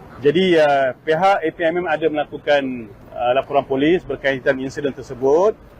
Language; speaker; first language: Malay; native; Malay